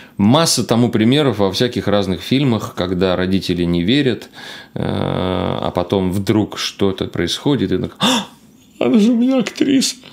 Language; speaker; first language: Russian; native; Russian